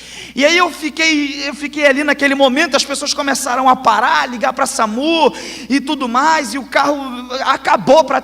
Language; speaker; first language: Portuguese; native; Portuguese